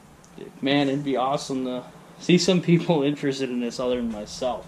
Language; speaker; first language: English; native; English